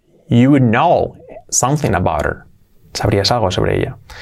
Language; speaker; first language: English; non-native, fluent; Spanish